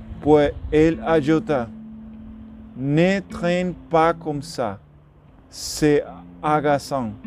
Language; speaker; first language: French; non-native, learner; Spanish